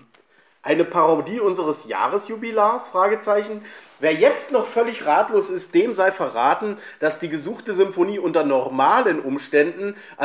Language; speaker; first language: German; native; German